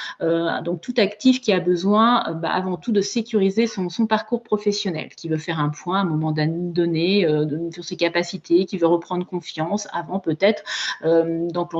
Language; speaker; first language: French; native; French